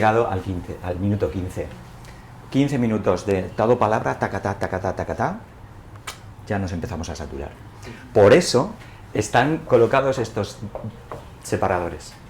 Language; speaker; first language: Spanish; native; Spanish